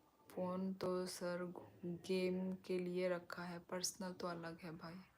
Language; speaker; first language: Hindi; non-native, local second language; Kok Borok